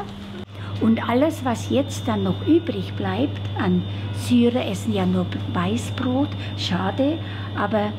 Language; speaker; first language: German; native; German